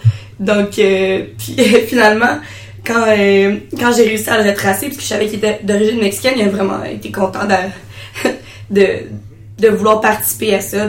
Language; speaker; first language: French; native; French